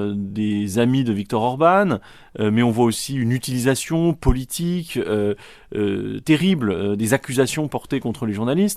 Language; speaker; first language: French; native; French